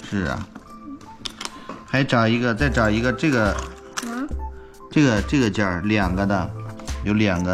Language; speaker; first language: Chinese; native; Chinese